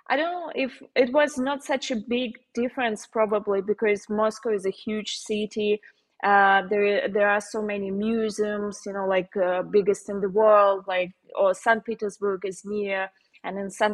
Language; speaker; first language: English; non-native, fluent; Russian